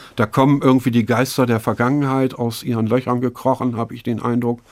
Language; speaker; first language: German; native; German